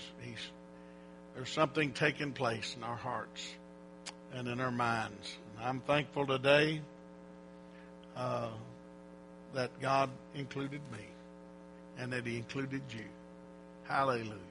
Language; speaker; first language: English; native; English